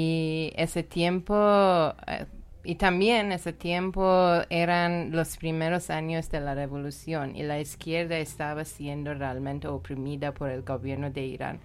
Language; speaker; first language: Spanish; non-native, learner; Persian